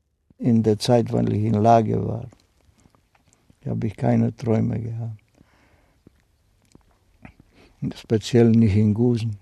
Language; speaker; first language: German; non-native, fluent; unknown